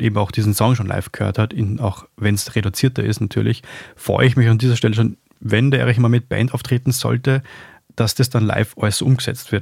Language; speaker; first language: German; native; German